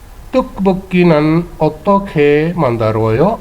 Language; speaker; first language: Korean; non-native, fluent; Urdu